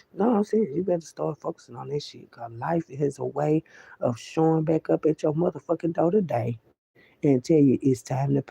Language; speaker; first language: English; native; English